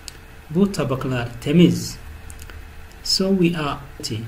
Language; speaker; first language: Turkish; non-native, fluent; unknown